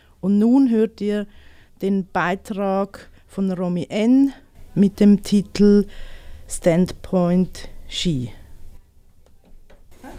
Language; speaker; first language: German; native; German